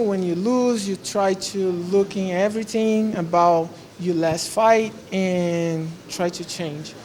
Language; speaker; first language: English; non-native, learner; Portuguese